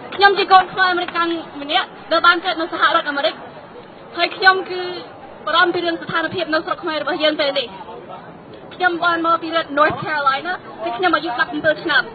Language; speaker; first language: Khmer; early bilingual, other home language; English